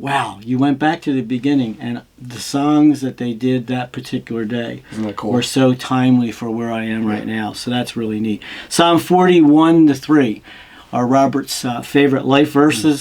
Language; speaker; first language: English; native; English